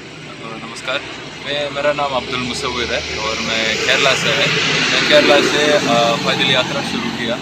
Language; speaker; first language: Hindi; non-native, local second language; Malayalam